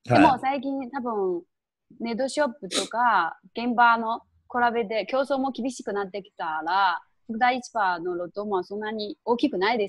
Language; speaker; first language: Japanese; non-native, fluent; Chinese